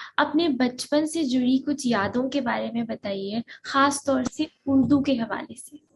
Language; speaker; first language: Urdu; native; Urdu